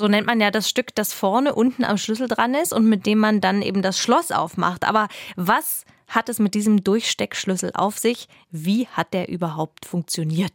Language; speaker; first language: German; native; German